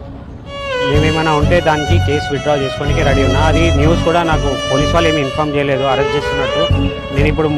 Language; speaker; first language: Telugu; native; Telugu